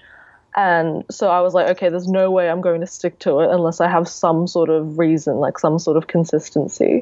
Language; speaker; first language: English; native; English